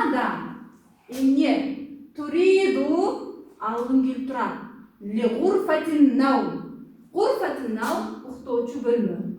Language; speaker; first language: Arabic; non-native, fluent; Kyrgyz